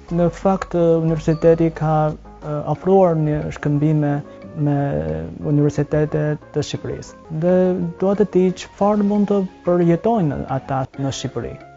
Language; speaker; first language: Albanian; non-native, fluent; Chinese